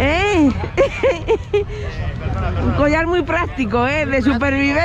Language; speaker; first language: Spanish; native; Spanish